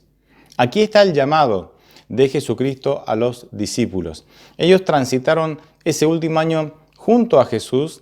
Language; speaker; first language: Spanish; native; Spanish